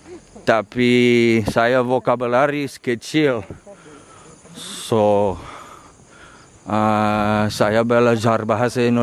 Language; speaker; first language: Indonesian; non-native, learner; English